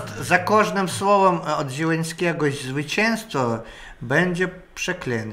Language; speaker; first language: Polish; non-native, learner; Russian